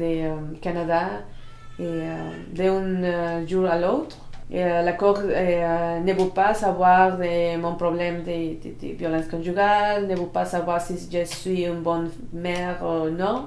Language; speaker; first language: French; non-native, learner; Spanish